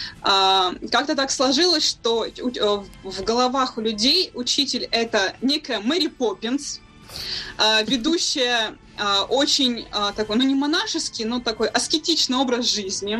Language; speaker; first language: Russian; native; Russian